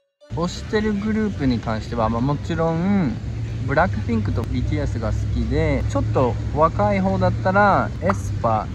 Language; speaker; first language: Japanese; non-native, fluent; English